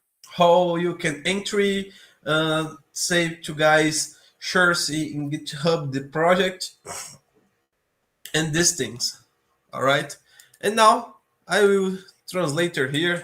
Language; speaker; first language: English; non-native, learner; Portuguese